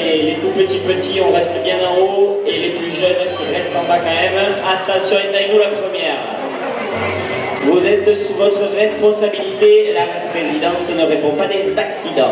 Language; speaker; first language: French; native; French